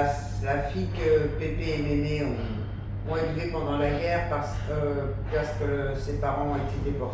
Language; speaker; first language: French; native; French